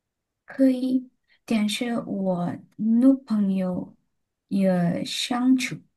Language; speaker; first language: Chinese; non-native, learner; Indonesian